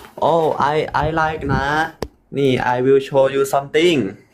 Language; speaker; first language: English; non-native, learner; Thai